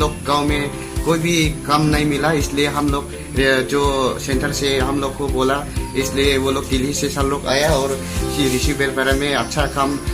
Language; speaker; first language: Hindi; non-native, local second language; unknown